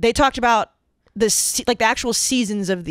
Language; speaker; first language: English; native; English